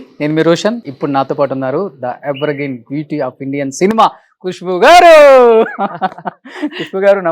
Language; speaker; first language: Telugu; native; Telugu